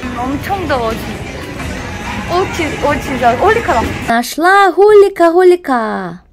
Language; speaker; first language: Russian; non-native, learner; Korean